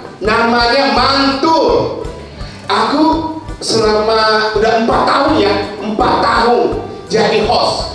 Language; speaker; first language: Indonesian; non-native, fluent; Japanese